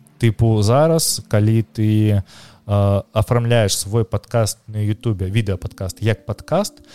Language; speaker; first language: Belarusian; non-native, local second language; Russian